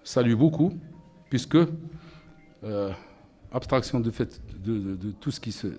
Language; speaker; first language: French; non-native, local second language; Arabic